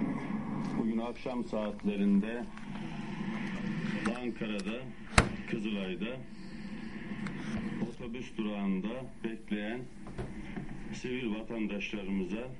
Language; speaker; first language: Turkish; native; Turkish